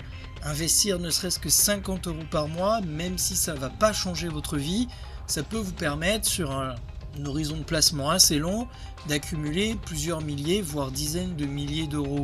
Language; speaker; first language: French; native; French